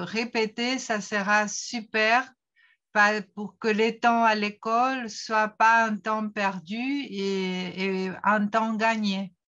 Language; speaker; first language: French; non-native, fluent; Portuguese